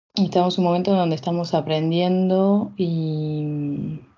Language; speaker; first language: Spanish; native; Spanish